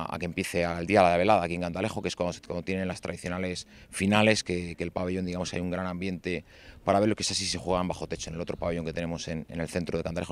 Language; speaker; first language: Spanish; native; Spanish